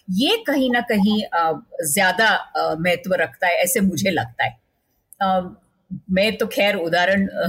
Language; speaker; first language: Hindi; non-native, local second language; Marathi